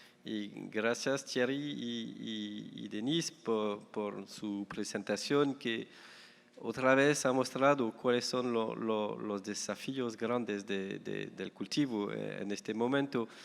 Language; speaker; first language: Spanish; non-native, fluent; French